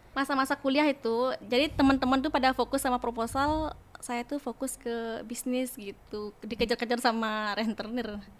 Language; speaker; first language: Indonesian; non-native, local second language; Balinese